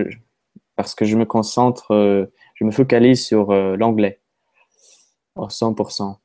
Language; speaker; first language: French; non-native, fluent; Russian